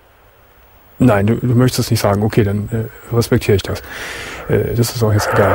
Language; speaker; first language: German; native; German